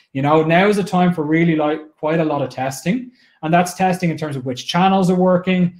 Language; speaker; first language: English; native; English